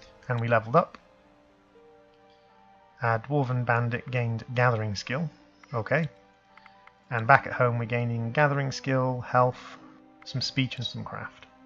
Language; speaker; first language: English; native; English